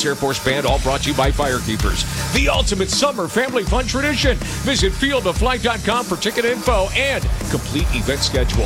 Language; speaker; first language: English; native; English